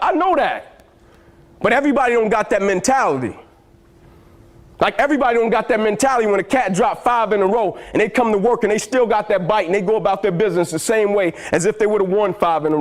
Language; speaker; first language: English; native; English